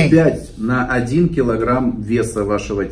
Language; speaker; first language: Russian; native; Russian